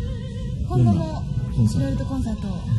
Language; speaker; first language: Japanese; native; Japanese